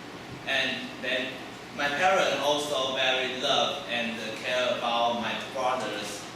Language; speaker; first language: English; non-native, learner; Chinese